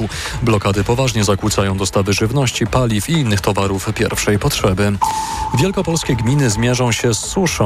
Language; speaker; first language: Polish; native; Polish